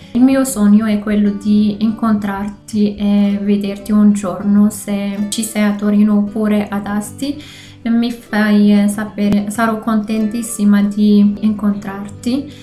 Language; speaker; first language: Italian; non-native, learner; Arabic